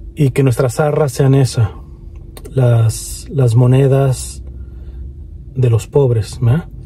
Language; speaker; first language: Spanish; native; Spanish